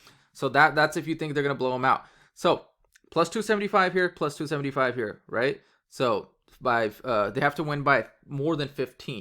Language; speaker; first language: English; native; English